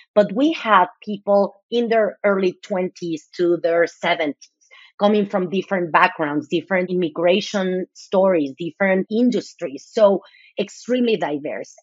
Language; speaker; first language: English; non-native, fluent; Spanish